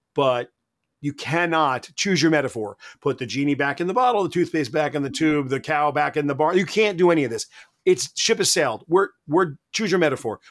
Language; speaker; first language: English; native; English